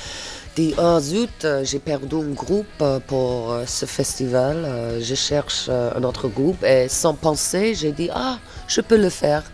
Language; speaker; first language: French; non-native, fluent; English